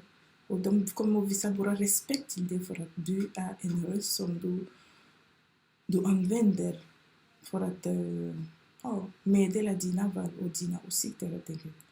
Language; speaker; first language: Swedish; non-native, fluent; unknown